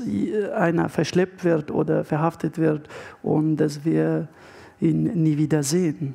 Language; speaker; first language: German; non-native, fluent; Arabic